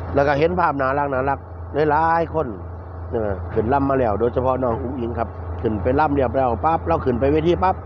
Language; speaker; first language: Thai; native; Thai